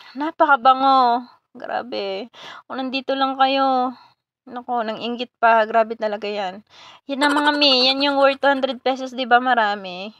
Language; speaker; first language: Filipino; non-native, local second language; Bikol